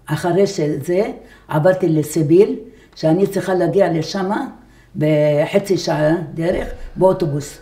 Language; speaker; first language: Hebrew; non-native, fluent; Arabic